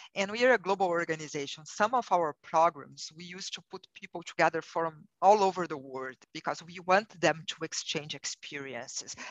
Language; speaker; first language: English; non-native, fluent; Portuguese